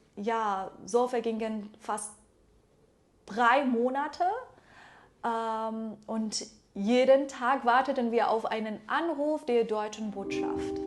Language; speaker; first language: German; non-native, fluent; Persian